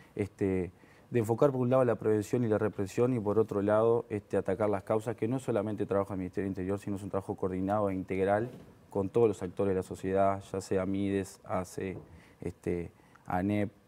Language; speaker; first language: Spanish; native; Spanish